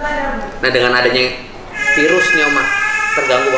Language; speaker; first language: Indonesian; native; Indonesian